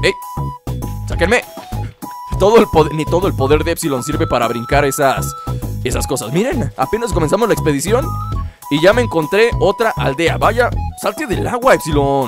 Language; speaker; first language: Spanish; native; Spanish